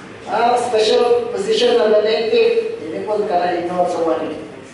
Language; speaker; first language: Malay; native; Malay